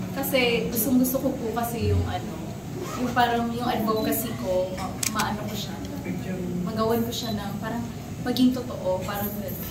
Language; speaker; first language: Filipino; non-native, local second language; Cebuano